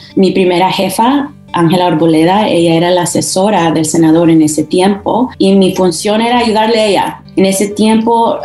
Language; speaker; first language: Spanish; early bilingual, heritage; Spanish